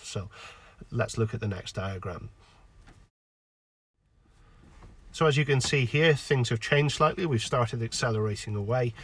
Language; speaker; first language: English; native; English